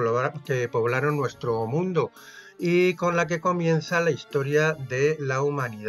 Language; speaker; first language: Spanish; native; Spanish